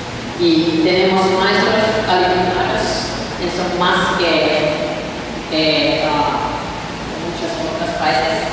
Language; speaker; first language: Spanish; non-native, learner; Finnish